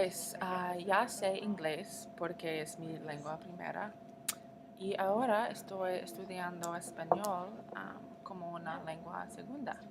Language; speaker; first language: Spanish; non-native, learner; English